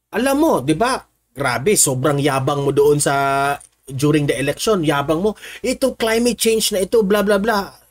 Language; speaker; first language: Filipino; non-native, local second language; Cebuano